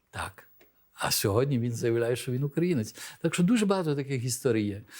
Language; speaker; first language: Ukrainian; early bilingual, heritage; Ukrainian